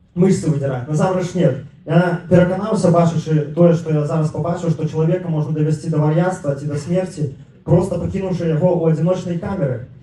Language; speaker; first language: Belarusian; non-native, local second language; Russian